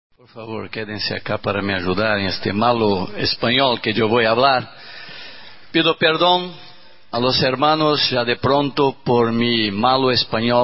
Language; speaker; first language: Spanish; non-native, learner; Portuguese